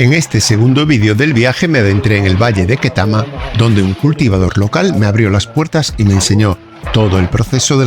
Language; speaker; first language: Spanish; native; Spanish